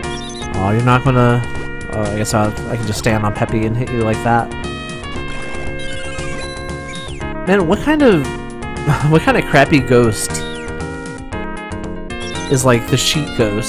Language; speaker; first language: English; native; English